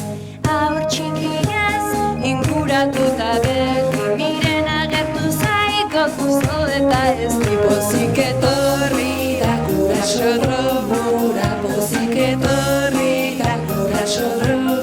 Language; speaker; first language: Basque; native; Basque